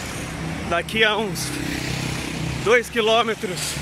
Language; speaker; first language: Portuguese; native; Portuguese